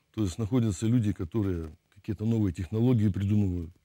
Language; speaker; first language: Russian; native; Russian